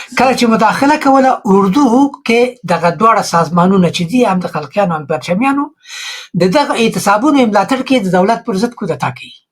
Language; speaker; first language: Pashto; native; Pashto